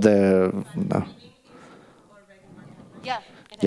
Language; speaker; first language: English; non-native, learner; Russian